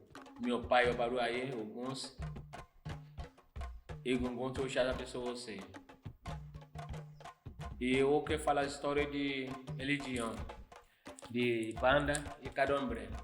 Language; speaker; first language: Portuguese; non-native, fluent; Yoruba